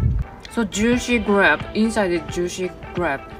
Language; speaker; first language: English; non-native, learner; Japanese